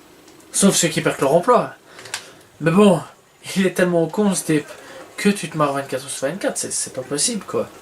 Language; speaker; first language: French; native; French